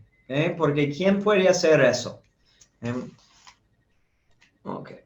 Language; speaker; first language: Spanish; non-native, fluent; English